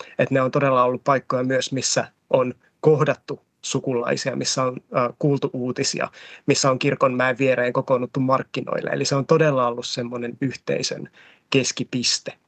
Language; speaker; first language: Finnish; native; Finnish